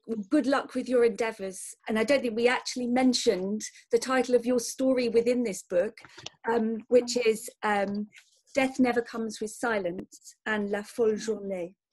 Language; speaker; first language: English; native; English